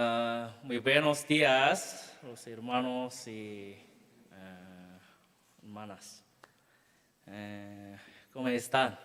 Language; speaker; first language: Spanish; non-native, learner; Korean